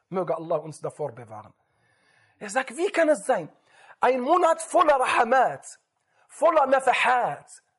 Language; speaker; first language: German; non-native, fluent; Arabic